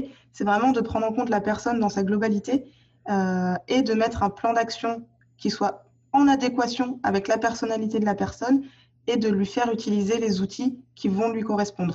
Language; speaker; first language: French; native; French